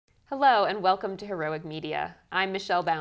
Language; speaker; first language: English; native; English